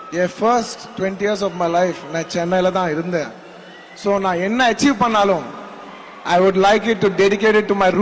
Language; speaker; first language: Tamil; non-native, local second language; Telugu